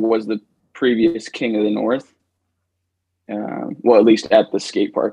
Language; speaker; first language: English; native; English